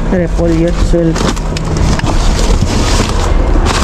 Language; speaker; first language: Spanish; non-native, learner; Filipino